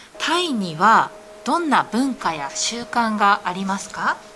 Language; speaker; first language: Japanese; native; Japanese